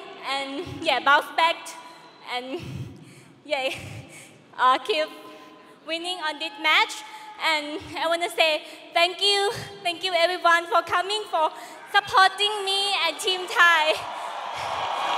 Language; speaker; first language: English; non-native, learner; Thai